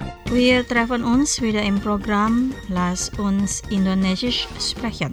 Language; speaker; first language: German; non-native, fluent; Indonesian